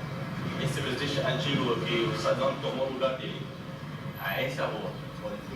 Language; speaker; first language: Portuguese; non-native, fluent; Arabic